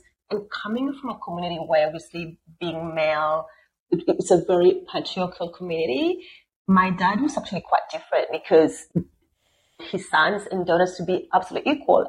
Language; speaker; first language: English; non-native, local second language; Luo (Kenya and Tanzania)